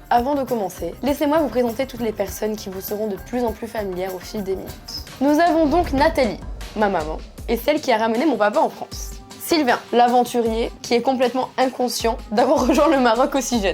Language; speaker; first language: French; native; French